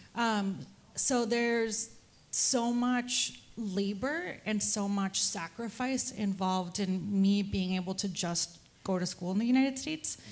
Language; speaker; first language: English; early bilingual, other home language; Spanish